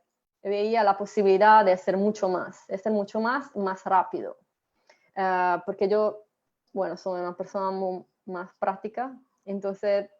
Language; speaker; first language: Spanish; non-native, fluent; Italian